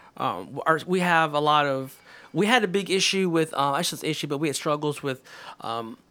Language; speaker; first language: English; native; English